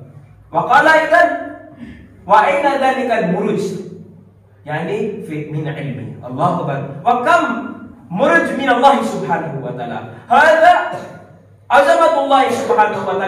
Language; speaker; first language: Arabic; non-native, learner; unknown